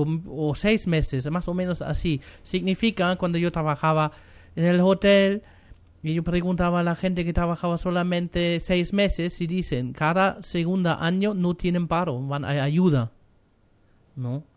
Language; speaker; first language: Spanish; non-native, learner; German